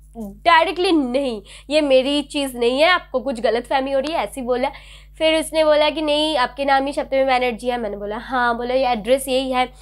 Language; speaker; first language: Hindi; non-native, local second language; Bangla